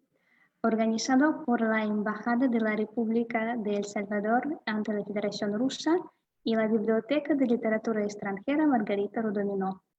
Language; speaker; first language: Spanish; non-native, fluent; Russian